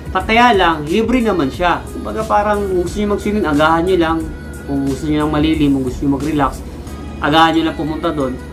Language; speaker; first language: Filipino; native; Filipino